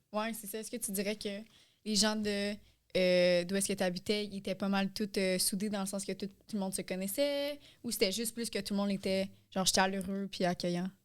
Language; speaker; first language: French; native; French